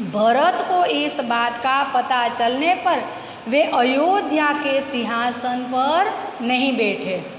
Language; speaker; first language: Hindi; non-native, local second language; Gujarati